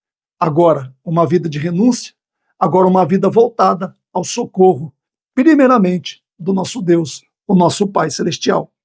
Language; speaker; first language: Portuguese; native; Portuguese